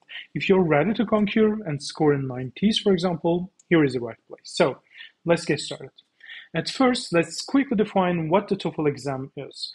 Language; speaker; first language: English; non-native, fluent; Turkish